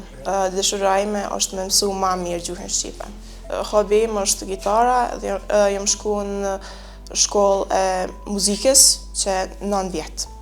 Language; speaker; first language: Albanian; non-native, learner; Bosnian